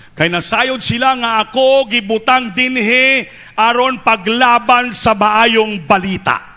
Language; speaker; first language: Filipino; non-native, local second language; Cebuano